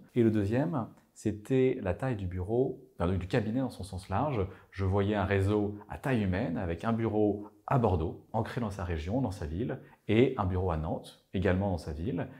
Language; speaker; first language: French; native; French